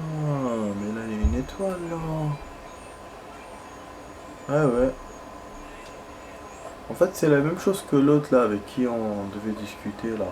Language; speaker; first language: French; native; French